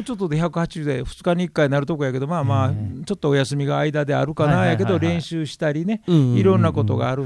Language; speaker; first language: Japanese; native; Japanese